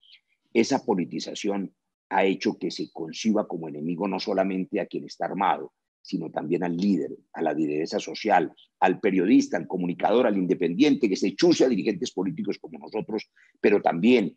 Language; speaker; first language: Spanish; native; Spanish